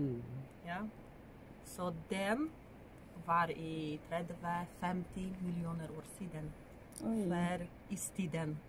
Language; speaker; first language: Norwegian; non-native, learner; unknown